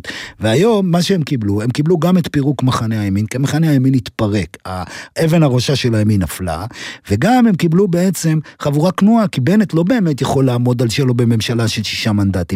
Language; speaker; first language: Hebrew; native; Hebrew